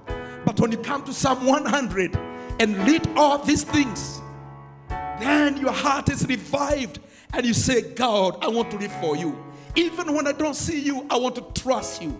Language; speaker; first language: English; non-native, local second language; Swahili